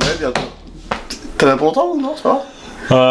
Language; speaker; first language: French; native; French